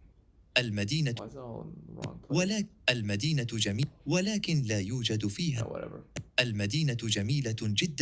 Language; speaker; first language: Arabic; non-native, learner; English